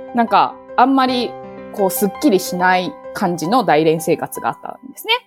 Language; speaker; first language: Japanese; native; Japanese